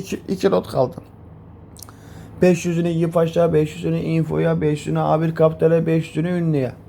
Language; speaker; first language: Turkish; native; Turkish